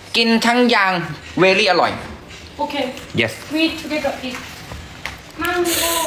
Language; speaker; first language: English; non-native, learner; Thai